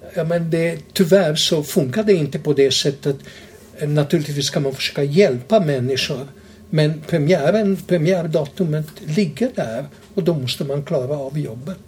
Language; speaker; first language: Swedish; non-native, fluent; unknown